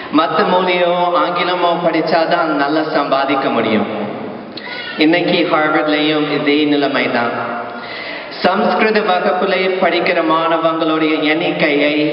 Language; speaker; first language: Tamil; non-native, fluent; English